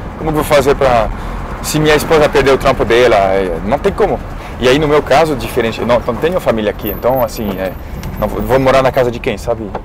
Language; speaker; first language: Portuguese; non-native, fluent; French